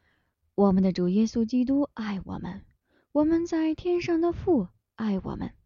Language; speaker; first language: Chinese; native; Chinese